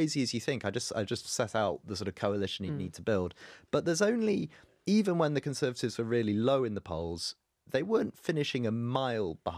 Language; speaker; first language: English; native; English